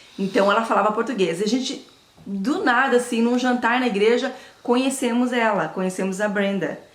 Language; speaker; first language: Portuguese; native; Portuguese